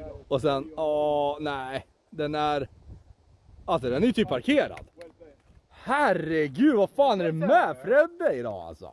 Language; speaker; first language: Swedish; native; Swedish